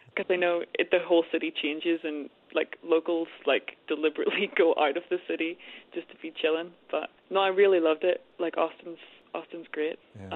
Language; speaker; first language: English; native; English